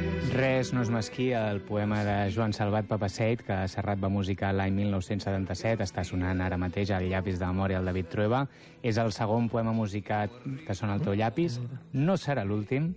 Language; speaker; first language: Catalan; native; Catalan